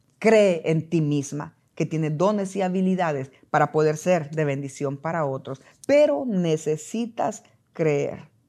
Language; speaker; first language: Spanish; native; Spanish